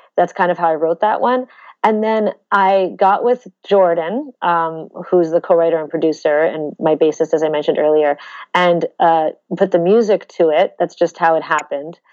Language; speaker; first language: English; native; English